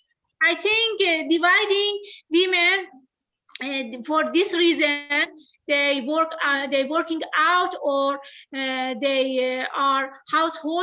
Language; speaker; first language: English; non-native, learner; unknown